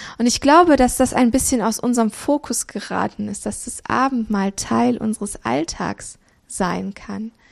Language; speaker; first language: German; early bilingual, other home language; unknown